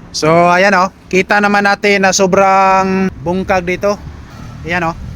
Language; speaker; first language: Filipino; non-native, local second language; Cebuano